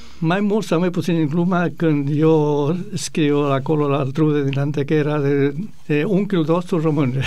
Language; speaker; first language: Romanian; non-native, fluent; Spanish